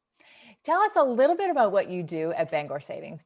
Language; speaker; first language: English; native; English